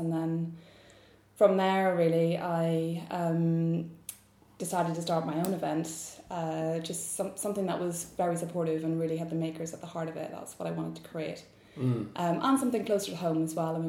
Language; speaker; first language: English; native; English